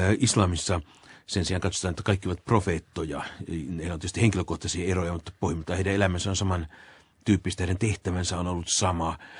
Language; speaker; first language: Finnish; native; Finnish